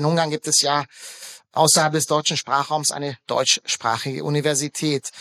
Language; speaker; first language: German; early bilingual, other home language; Hungarian